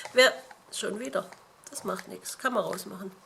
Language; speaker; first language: German; native; German